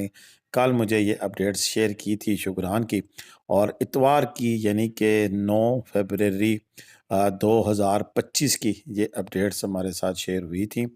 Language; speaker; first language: Hindi; non-native, local second language; Punjabi